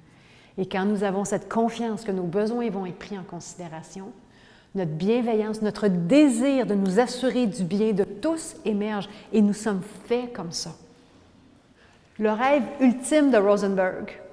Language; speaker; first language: French; native; French